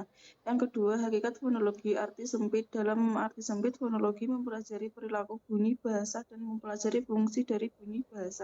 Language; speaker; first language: Indonesian; native; Indonesian